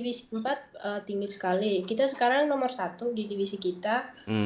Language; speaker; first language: Indonesian; early bilingual, heritage; Dutch